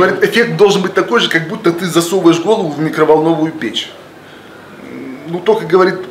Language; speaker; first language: Russian; native; Russian